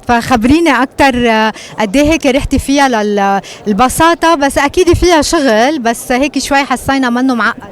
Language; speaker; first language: Arabic; native; Arabic